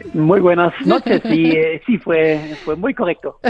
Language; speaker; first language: Spanish; non-native, fluent; German